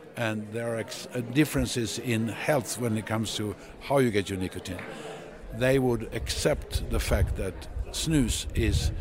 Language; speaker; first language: English; non-native, fluent; Swedish